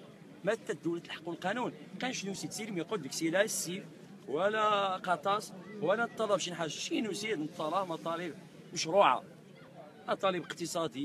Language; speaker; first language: Arabic; non-native, local second language; Riffian